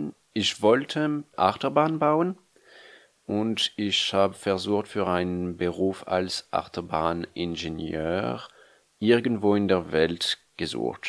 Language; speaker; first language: German; non-native, fluent; French